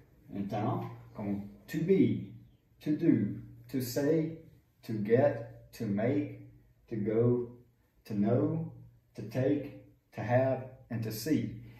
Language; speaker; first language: English; native; English